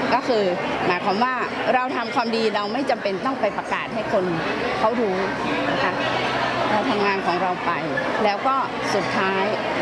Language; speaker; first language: Thai; native; Thai